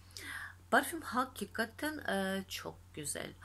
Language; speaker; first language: Turkish; non-native, fluent; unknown